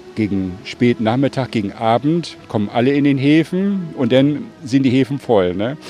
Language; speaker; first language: German; native; German